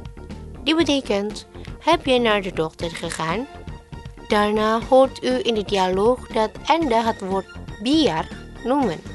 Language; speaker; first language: Dutch; non-native, local second language; Indonesian